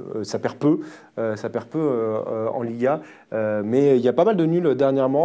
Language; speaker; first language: French; native; French